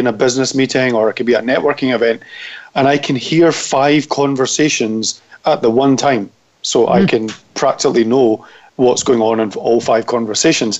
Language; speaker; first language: English; native; English